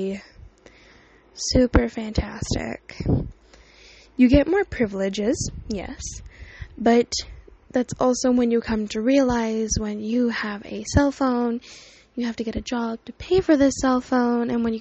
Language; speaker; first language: English; native; English